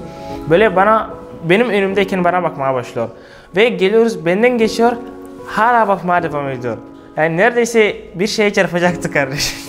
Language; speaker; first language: Turkish; non-native, fluent; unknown